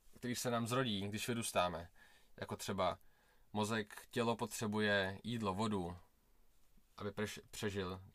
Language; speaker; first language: Czech; early bilingual, other home language; Russian